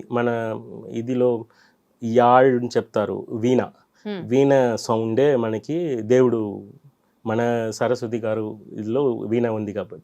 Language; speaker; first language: Telugu; non-native, learner; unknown